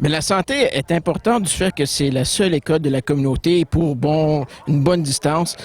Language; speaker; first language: French; native; French